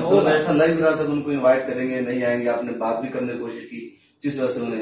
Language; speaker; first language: Hindi; native; Hindi